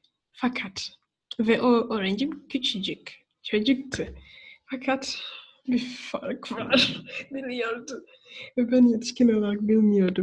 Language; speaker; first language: Turkish; non-native, fluent; English